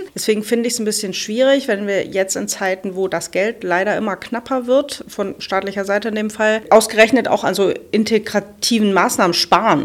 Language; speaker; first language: German; native; German